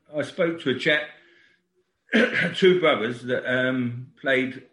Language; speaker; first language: English; native; English